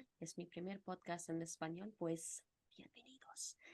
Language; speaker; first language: Spanish; non-native, fluent; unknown